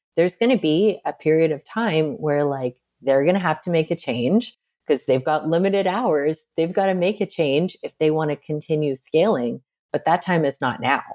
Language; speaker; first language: English; native; English